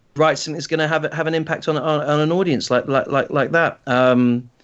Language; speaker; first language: English; native; English